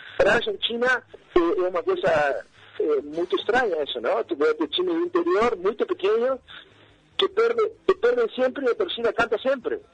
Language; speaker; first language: Portuguese; non-native, fluent; Spanish